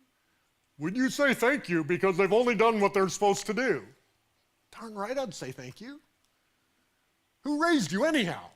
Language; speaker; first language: English; native; English